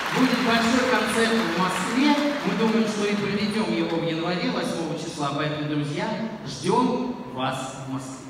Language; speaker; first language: Russian; native; Russian